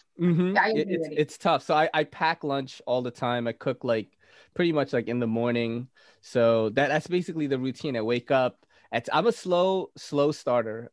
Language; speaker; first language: English; native; English